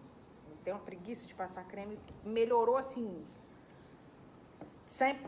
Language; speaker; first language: Portuguese; native; Portuguese